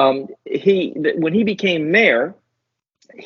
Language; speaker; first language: English; native; English